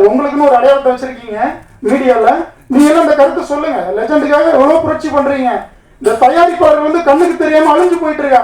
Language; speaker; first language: Tamil; native; Tamil